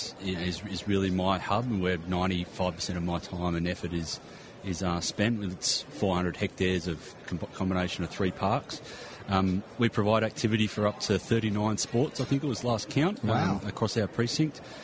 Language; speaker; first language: English; native; English